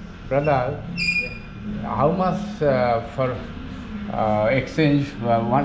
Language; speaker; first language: English; non-native, learner; Bangla